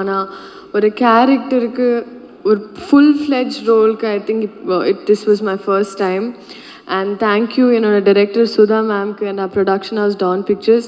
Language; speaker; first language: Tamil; non-native, learner; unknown